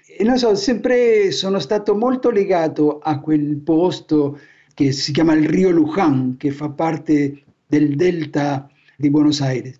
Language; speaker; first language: Italian; non-native, fluent; Spanish